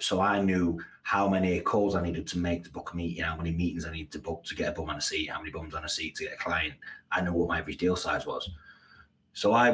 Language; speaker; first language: English; native; English